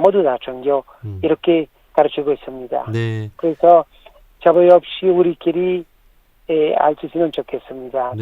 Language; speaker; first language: Korean; non-native, learner; Italian